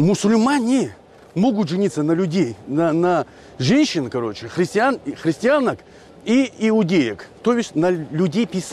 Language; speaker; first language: Russian; non-native, local second language; Tajik